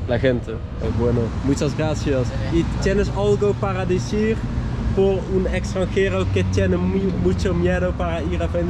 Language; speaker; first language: Spanish; non-native, learner; Dutch